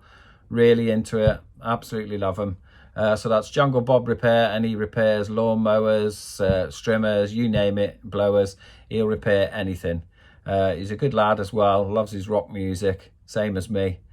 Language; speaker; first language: English; native; English